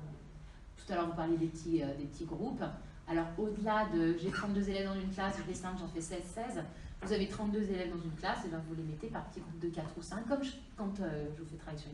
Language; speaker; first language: French; native; French